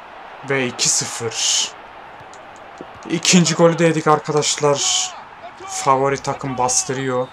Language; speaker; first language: Turkish; native; Turkish